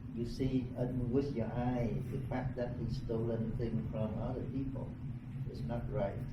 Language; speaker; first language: English; non-native, learner; Vietnamese